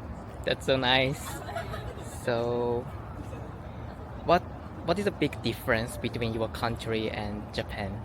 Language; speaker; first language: English; non-native, learner; Japanese